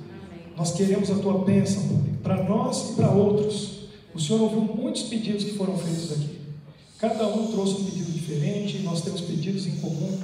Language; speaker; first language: Portuguese; native; Portuguese